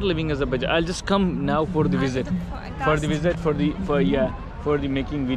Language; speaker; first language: English; non-native, learner; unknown